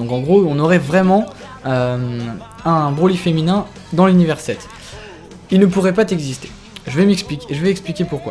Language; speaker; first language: French; native; French